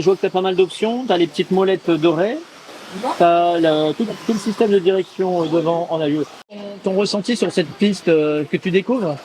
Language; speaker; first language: French; native; French